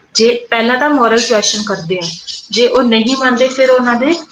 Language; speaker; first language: Hindi; non-native, local second language; Punjabi